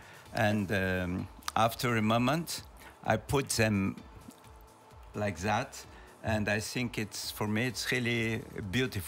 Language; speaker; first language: English; non-native, learner; French